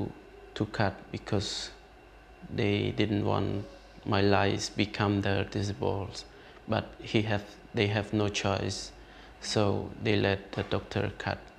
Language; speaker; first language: English; non-native, learner; Khmer